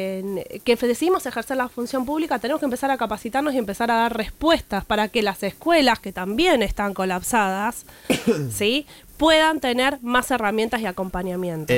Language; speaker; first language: Spanish; native; Spanish